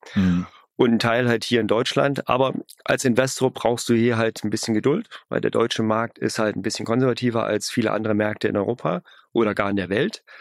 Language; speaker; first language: German; native; German